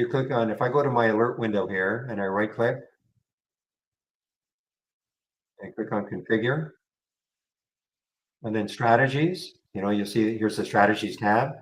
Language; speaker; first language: English; native; English